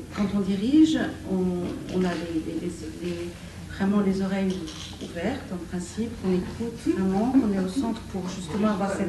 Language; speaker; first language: French; native; French